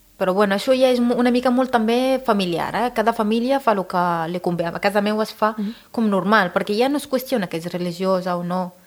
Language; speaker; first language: Catalan; non-native, fluent; Arabic